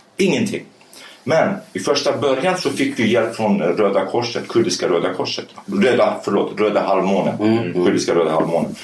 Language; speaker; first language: Swedish; early bilingual, other home language; Kurdish